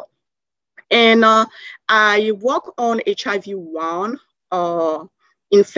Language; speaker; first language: English; non-native, fluent; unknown